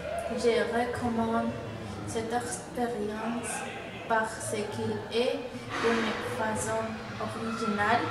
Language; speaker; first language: French; non-native, learner; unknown